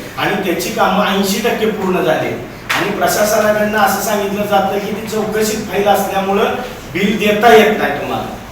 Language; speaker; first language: Marathi; native; Marathi